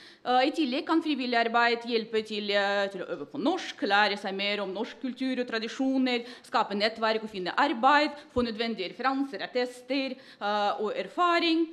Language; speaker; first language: Norwegian; non-native, fluent; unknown